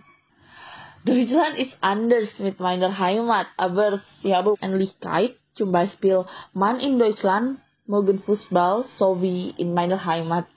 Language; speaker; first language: German; non-native, learner; Indonesian